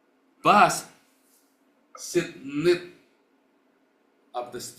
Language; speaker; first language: Dutch; non-native, learner; Indonesian